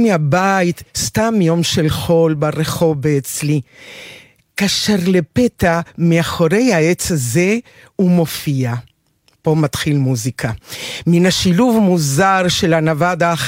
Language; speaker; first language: Hebrew; non-native, fluent; Spanish